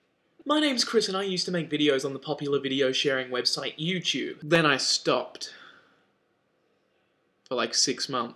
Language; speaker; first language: English; native; English